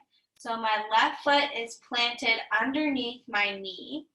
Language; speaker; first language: English; native; English